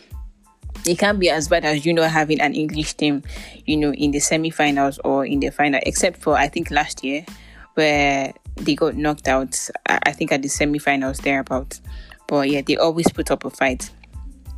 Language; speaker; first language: English; non-native, local second language; Yoruba